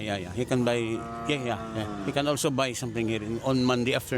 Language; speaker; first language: English; non-native, local second language; Hiligaynon